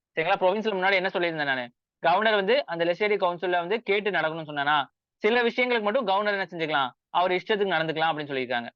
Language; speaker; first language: Tamil; native; Tamil